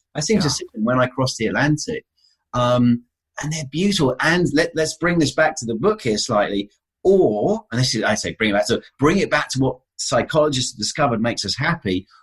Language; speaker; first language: English; native; English